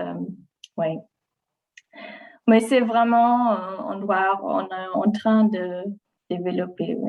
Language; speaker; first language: French; non-native, learner; German